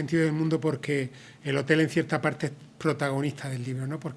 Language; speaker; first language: Spanish; native; Spanish